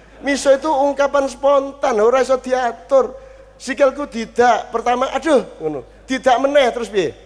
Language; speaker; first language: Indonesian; non-native, local second language; Javanese